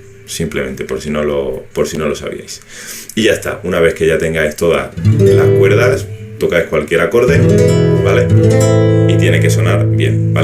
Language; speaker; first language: Spanish; native; Spanish